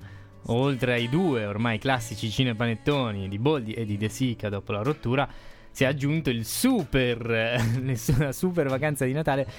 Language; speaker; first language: Italian; native; Italian